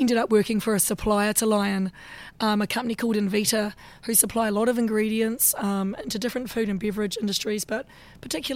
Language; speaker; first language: English; native; English